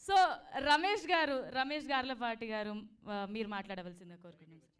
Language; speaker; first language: Telugu; native; Telugu